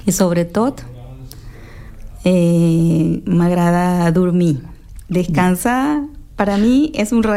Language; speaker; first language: Catalan; non-native, local second language; Spanish